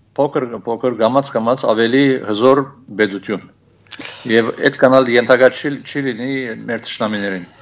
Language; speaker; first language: Armenian; early bilingual, heritage; Armenian